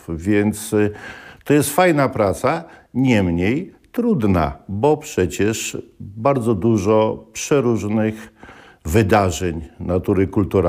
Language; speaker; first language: Polish; native; Polish